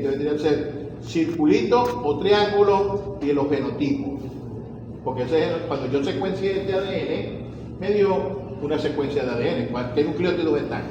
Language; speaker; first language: Spanish; native; Spanish